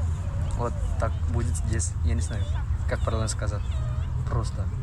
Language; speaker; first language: Russian; non-native, learner; Indonesian